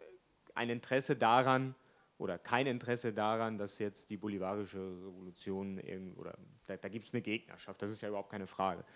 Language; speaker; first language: German; native; German